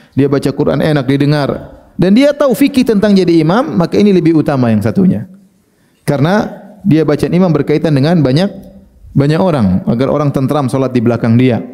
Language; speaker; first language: Malay; native; Malay